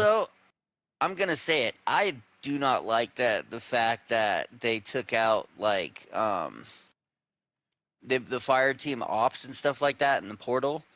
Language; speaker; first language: English; native; English